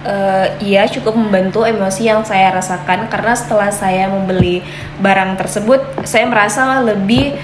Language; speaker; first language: Indonesian; native; Indonesian